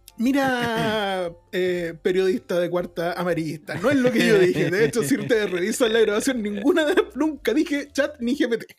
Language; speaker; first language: Spanish; native; Spanish